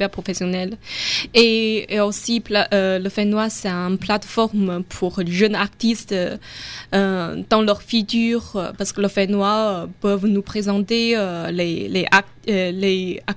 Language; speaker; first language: French; non-native, fluent; Chinese